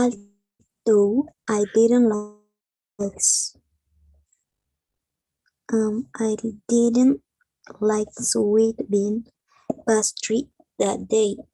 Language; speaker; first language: English; non-native, learner; Spanish